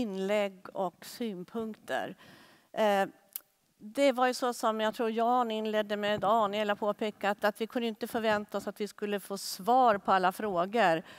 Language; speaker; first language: Swedish; native; Swedish